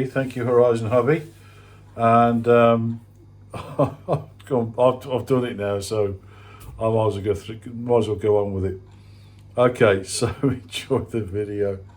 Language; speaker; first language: English; native; English